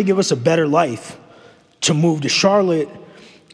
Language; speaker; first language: English; native; English